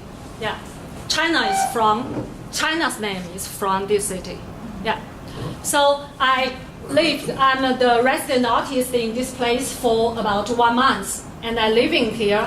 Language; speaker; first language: English; non-native, learner; Chinese